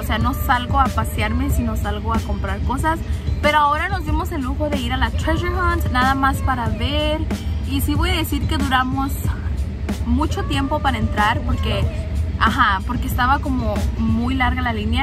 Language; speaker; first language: Spanish; early bilingual, heritage; Spanish